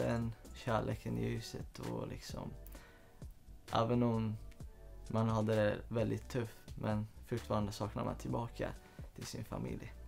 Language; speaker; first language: Swedish; non-native, fluent; Persian